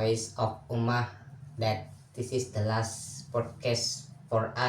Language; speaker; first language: English; non-native, learner; Indonesian